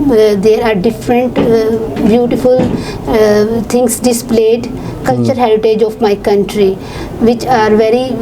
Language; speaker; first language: English; non-native, learner; Urdu